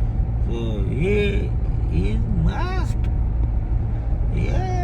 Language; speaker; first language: English; non-native, learner; Marathi